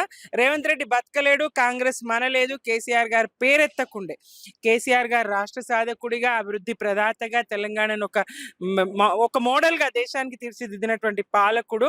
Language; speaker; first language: Telugu; native; Telugu